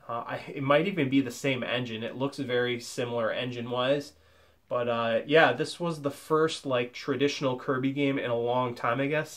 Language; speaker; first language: English; native; English